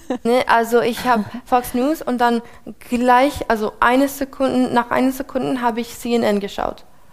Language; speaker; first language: German; non-native, fluent; English